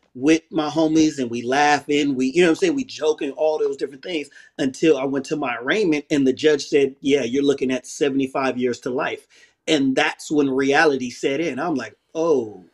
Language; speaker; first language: English; native; English